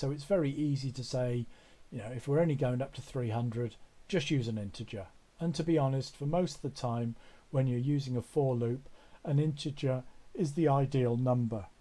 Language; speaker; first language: English; native; English